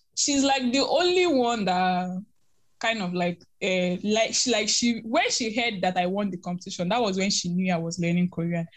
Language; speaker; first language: English; non-native, local second language; Igbo